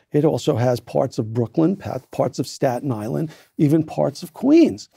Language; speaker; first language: English; native; English